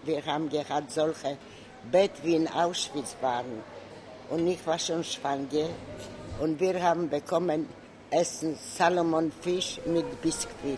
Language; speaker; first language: German; non-native, learner; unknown